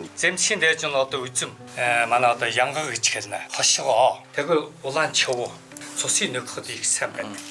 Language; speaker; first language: Mongolian; native; Mongolian